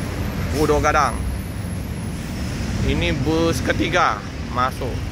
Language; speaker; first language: Indonesian; native; Indonesian